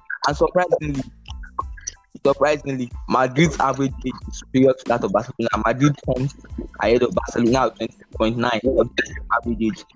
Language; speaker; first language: English; non-native, local second language; Yoruba